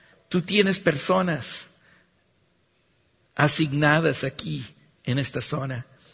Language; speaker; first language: Spanish; early bilingual, heritage; Spanish